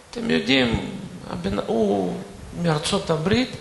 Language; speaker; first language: Hebrew; non-native, fluent; Russian